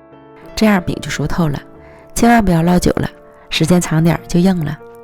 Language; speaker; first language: Chinese; native; Chinese